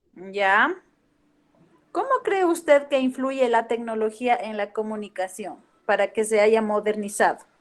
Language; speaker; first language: Spanish; native; Spanish